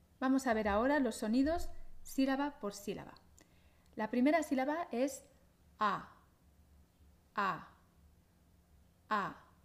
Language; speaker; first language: Spanish; native; Spanish